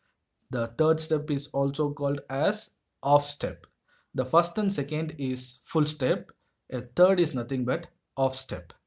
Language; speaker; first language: English; non-native, local second language; Tamil